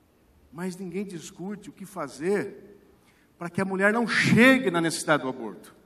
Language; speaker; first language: Portuguese; native; Portuguese